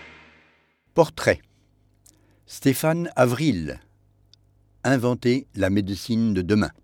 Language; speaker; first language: French; native; French